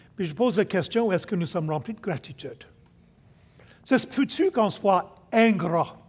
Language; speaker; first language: French; non-native, local second language; English